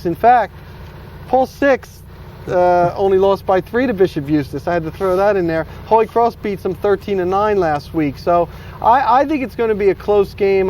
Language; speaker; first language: English; native; English